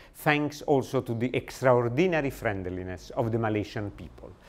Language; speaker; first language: English; non-native, fluent; Italian